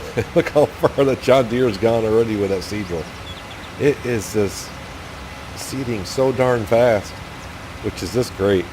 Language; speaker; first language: English; native; English